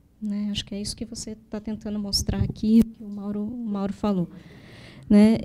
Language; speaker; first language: Portuguese; native; Portuguese